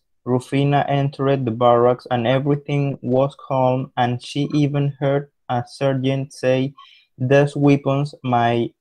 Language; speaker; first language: English; non-native, learner; Spanish